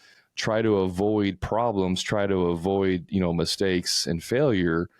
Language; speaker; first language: English; native; English